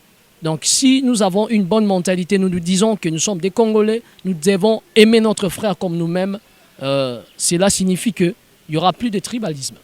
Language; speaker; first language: French; non-native, local second language; Lingala